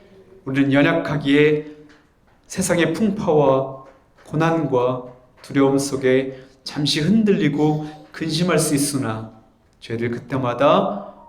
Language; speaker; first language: Korean; native; Korean